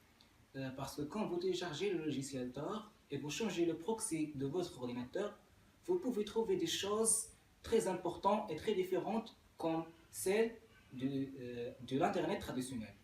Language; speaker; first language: French; non-native, learner; Arabic